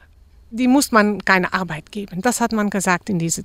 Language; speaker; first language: German; non-native, fluent; Dutch